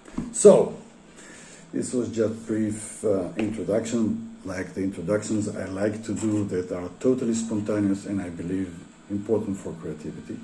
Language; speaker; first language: English; non-native, fluent; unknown